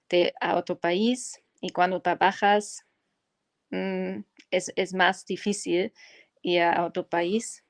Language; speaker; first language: Spanish; non-native, fluent; German